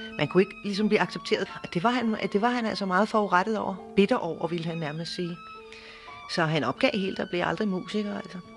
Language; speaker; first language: Danish; early bilingual, other home language; English